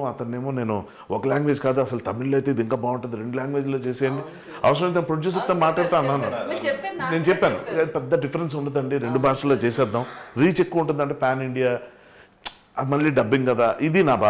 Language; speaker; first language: Telugu; native; Telugu